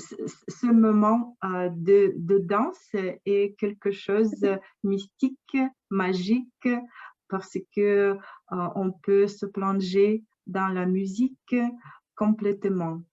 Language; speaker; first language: French; non-native, fluent; Russian